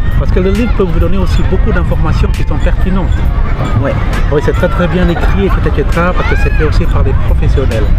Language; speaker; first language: French; non-native, fluent; Balinese